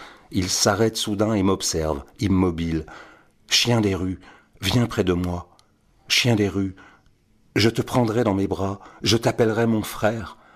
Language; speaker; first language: French; native; French